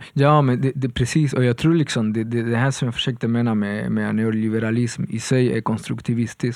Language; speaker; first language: Swedish; non-native, fluent; Spanish